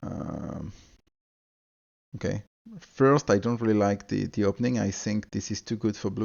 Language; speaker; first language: English; non-native, fluent; French